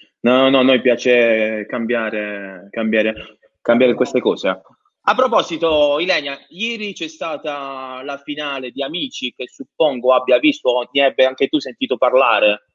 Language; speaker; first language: Italian; native; Italian